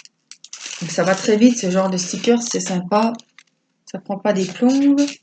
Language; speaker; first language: French; native; French